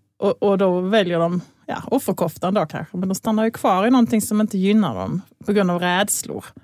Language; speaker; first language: Swedish; native; Swedish